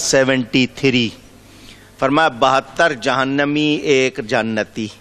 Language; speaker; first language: Urdu; non-native, local second language; Punjabi